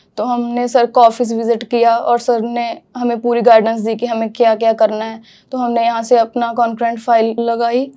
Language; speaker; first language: Hindi; non-native, local second language; Punjabi